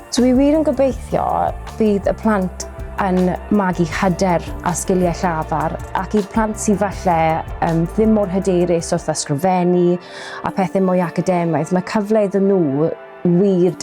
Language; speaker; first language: Welsh; non-native, local second language; English